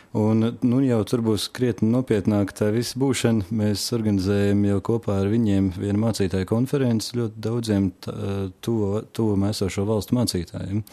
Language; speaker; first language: Latvian; native; Latvian